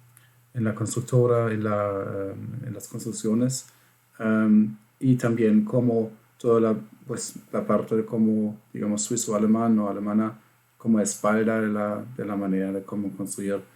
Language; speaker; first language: Spanish; non-native, fluent; German